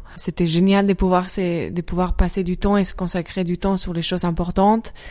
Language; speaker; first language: French; non-native, fluent; Spanish